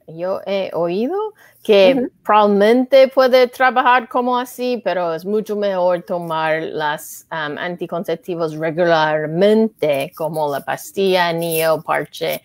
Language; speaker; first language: Spanish; non-native, learner; English